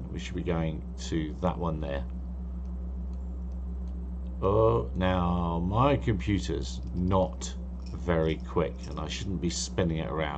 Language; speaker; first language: English; native; English